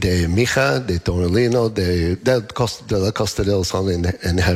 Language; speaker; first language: Spanish; non-native, learner; English